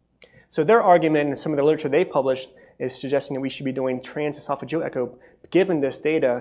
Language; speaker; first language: English; native; English